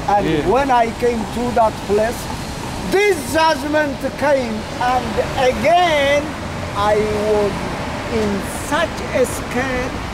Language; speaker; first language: English; non-native, learner; Amharic